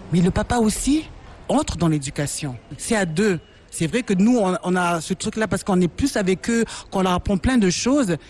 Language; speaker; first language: French; non-native, local second language; Lingala